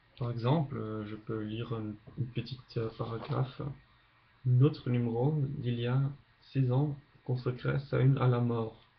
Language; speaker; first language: French; non-native, learner; English